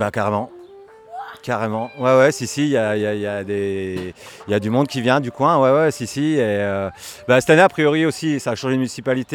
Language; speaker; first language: French; native; French